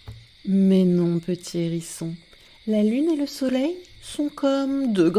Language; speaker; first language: French; native; French